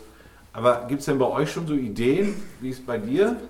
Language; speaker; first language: German; native; German